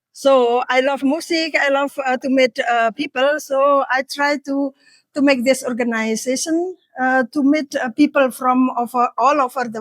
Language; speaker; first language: English; non-native, learner; Indonesian